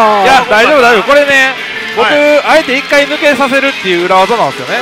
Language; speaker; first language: Japanese; native; Japanese